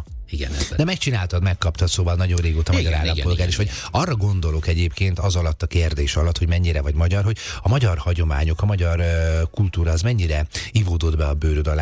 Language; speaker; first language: Hungarian; native; Hungarian